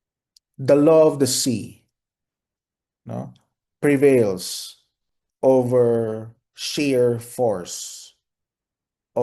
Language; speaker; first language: English; non-native, local second language; Filipino